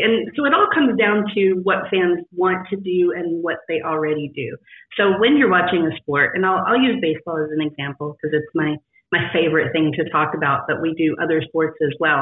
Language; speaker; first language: English; native; English